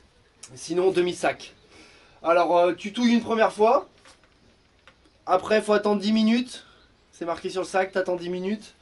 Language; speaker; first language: French; native; French